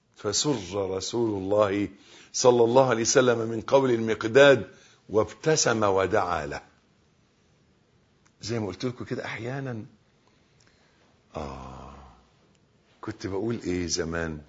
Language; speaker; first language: Arabic; native; Arabic